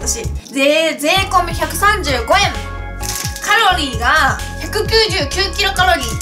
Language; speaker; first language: Japanese; native; Japanese